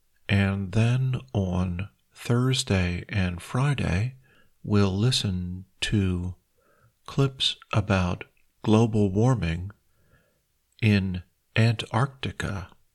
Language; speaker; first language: English; native; English